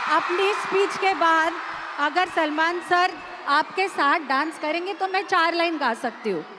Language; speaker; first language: Hindi; non-native, local second language; Marathi